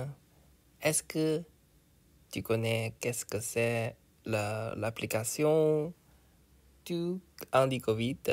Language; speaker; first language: French; non-native, learner; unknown